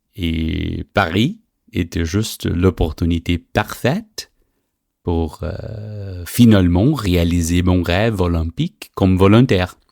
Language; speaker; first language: French; non-native, fluent; Portuguese